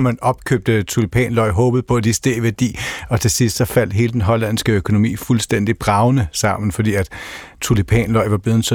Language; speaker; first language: Danish; native; Danish